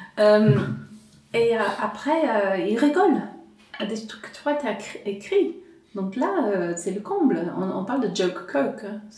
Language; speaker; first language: French; non-native, fluent; English